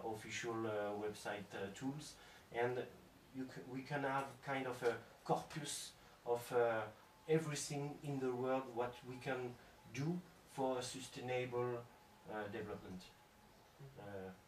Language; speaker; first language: English; non-native, fluent; French